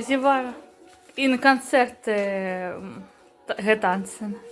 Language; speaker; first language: German; non-native, learner; Ukrainian